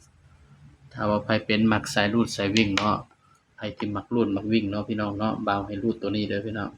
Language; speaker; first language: Thai; non-native, local second language; Lao